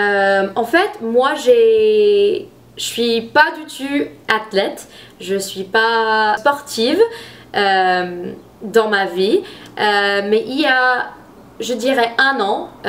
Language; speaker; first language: French; non-native, fluent; English